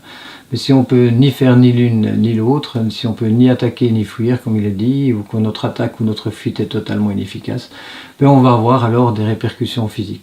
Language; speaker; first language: French; native; French